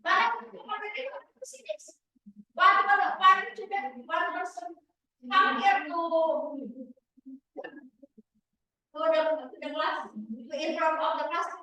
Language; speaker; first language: English; non-native, learner; Indonesian